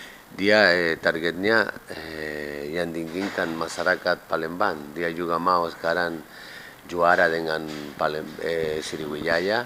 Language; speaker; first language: Indonesian; non-native, fluent; Spanish